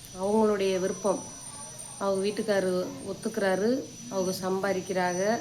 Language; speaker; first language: Tamil; native; Tamil